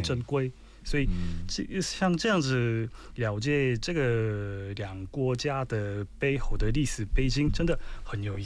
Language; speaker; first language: Chinese; non-native, fluent; Korean